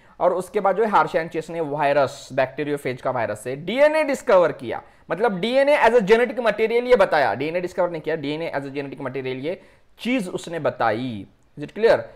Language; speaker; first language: Hindi; non-native, local second language; Marathi